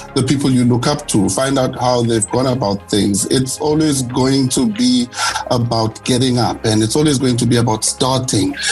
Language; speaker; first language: English; non-native, local second language; Zulu